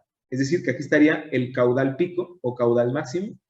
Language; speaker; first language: Spanish; native; Spanish